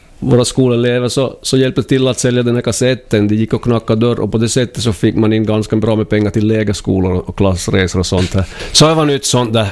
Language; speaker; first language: Swedish; native; Swedish